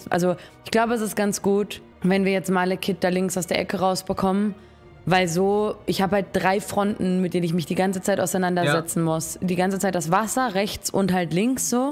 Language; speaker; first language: German; native; German